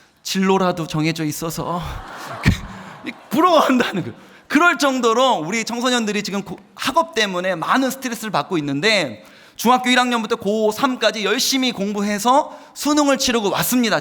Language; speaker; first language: Korean; native; Korean